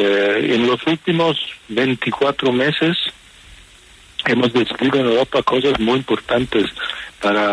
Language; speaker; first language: Spanish; non-native, fluent; Italian